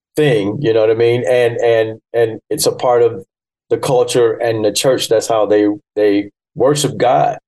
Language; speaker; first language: English; early bilingual, other home language; Yoruba